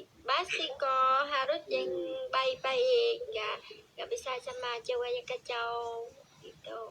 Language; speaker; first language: Indonesian; non-native, learner; Vietnamese